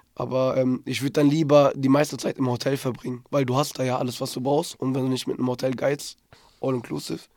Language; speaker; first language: German; early bilingual, other home language; Turkish